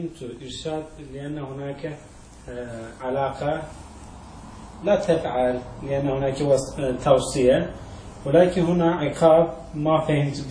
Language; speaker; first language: Arabic; non-native, learner; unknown